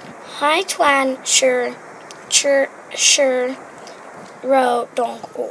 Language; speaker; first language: Chinese; non-native, learner; English